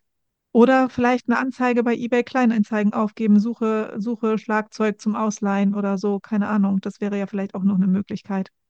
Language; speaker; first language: German; native; German